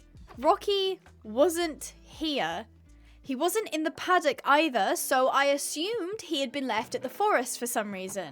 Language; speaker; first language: English; native; English